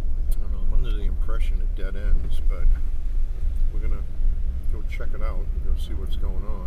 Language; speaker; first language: English; native; English